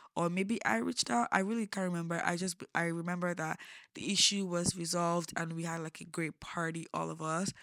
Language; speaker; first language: English; non-native, local second language; Yoruba